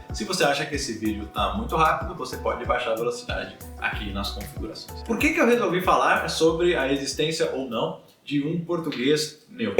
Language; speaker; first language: Portuguese; native; Portuguese